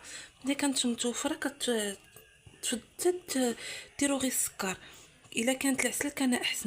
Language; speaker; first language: Arabic; native; Arabic